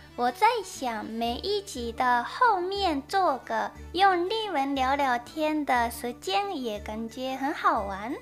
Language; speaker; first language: Chinese; non-native, fluent; Japanese